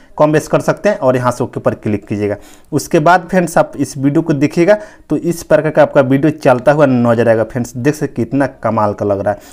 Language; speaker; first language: Hindi; native; Hindi